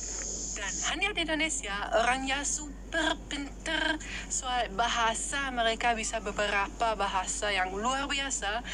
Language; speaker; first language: Indonesian; non-native, fluent; German